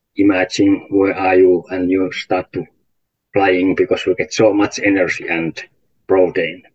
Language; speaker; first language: English; non-native, learner; Finnish